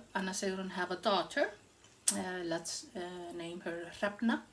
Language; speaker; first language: English; non-native, fluent; Icelandic